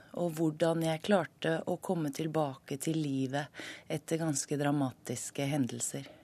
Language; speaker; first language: Norwegian; native; Norwegian